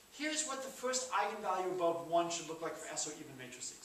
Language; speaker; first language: English; native; English